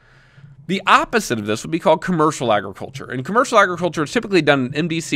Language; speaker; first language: English; native; English